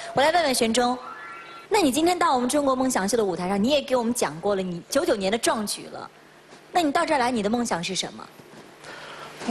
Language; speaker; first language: Chinese; native; Chinese